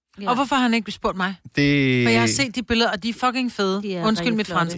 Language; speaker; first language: Danish; native; Danish